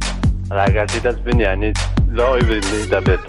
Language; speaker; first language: Hebrew; non-native, learner; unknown